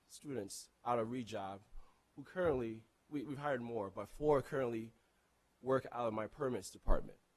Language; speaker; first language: English; non-native, local second language; Akan